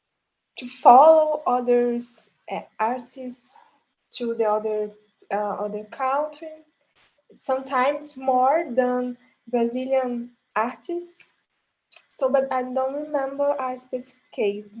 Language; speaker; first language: English; non-native, learner; Portuguese